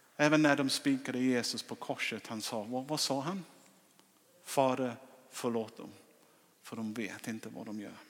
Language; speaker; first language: Swedish; non-native, fluent; English